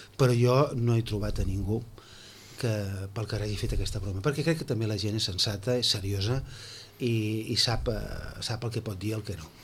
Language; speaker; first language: Catalan; native; Catalan